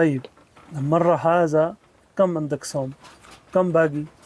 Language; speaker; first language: Arabic; non-native, learner; Urdu